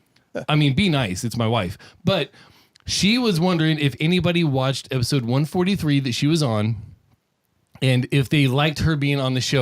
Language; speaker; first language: English; native; English